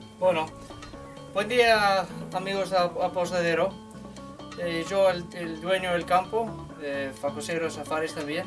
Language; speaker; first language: Spanish; non-native, learner; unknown